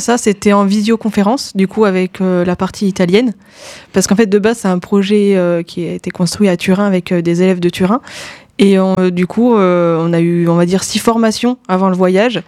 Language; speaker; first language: French; native; French